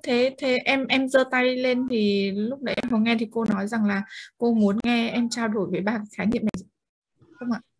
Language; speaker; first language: Vietnamese; native; Vietnamese